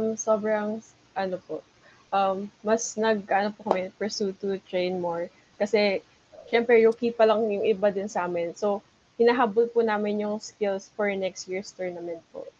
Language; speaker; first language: Filipino; native; Filipino